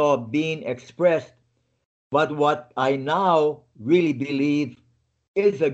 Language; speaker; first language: English; native; English